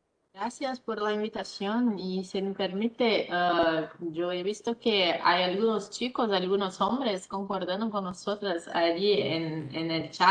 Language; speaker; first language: Spanish; non-native, fluent; Portuguese